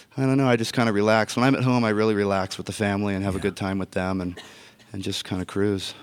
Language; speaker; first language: English; native; English